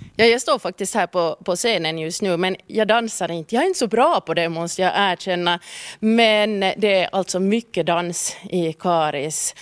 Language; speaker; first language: Swedish; native; Swedish